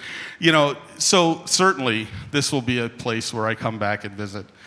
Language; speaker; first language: English; native; English